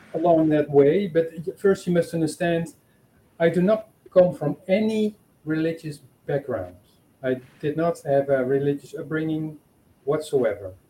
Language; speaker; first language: English; non-native, fluent; Dutch